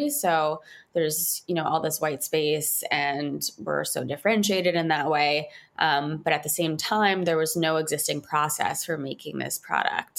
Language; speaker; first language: English; native; English